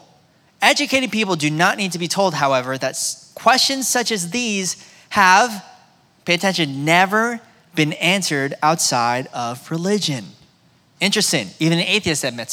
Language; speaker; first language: English; native; English